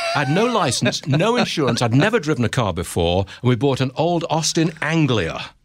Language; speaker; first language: English; native; English